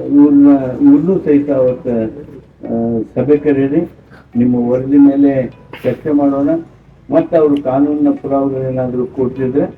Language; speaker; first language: Kannada; native; Kannada